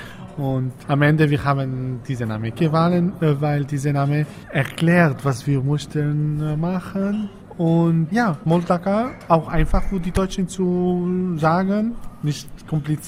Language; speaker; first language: German; non-native, learner; Arabic